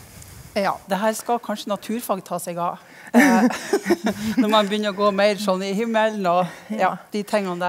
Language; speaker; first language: Norwegian; native; Norwegian